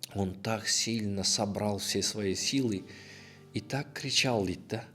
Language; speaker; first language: Russian; non-native, local second language; Kazakh